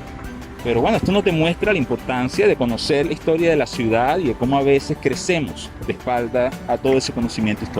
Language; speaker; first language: Spanish; native; Spanish